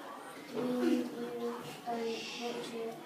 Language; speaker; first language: Welsh; non-native, learner; English